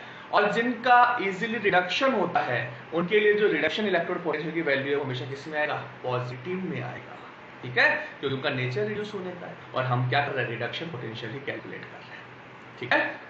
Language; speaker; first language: Hindi; native; Hindi